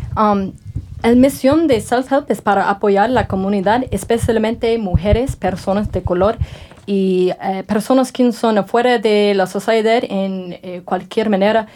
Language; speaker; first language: Spanish; non-native, learner; English